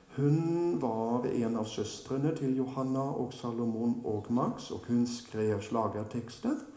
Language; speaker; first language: Norwegian; non-native, fluent; German